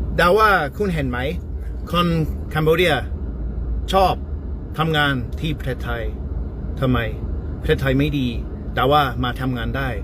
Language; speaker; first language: Thai; non-native, learner; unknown